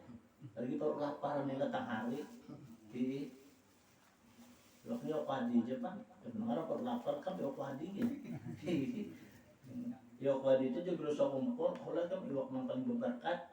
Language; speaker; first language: Indonesian; non-native, local second language; Banjar